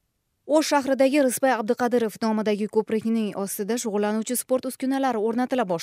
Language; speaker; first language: Kyrgyz; non-native, local second language; Uzbek